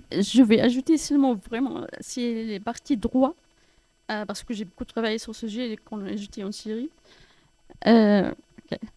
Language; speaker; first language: French; non-native, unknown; Arabic